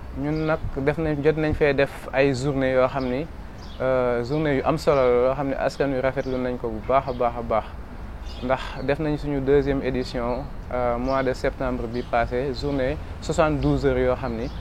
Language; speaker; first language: Wolof; native; Wolof